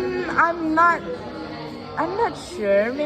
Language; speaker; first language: English; non-native, learner; Indonesian